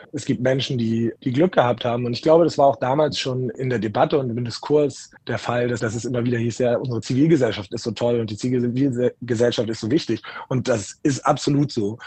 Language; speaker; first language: German; native; German